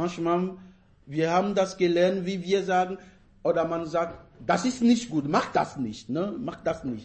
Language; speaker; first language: German; non-native, fluent; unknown